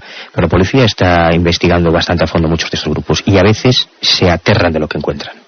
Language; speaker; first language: Spanish; native; Spanish